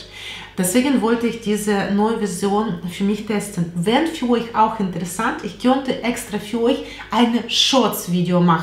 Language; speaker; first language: German; non-native, learner; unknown